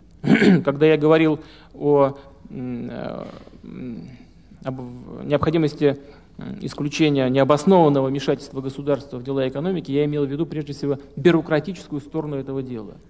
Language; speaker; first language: Russian; native; Russian